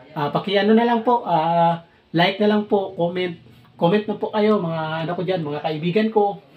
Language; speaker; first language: Filipino; non-native, local second language; Cebuano